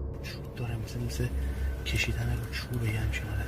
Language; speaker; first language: Persian; native; Persian